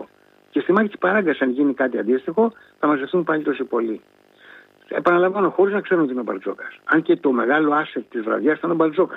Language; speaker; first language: Greek; native; Greek